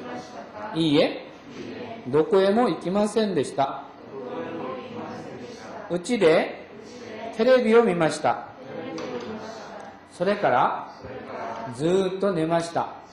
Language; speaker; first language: Japanese; non-native, fluent; Korean